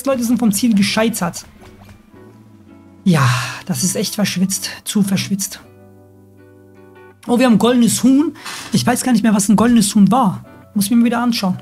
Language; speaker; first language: German; native; German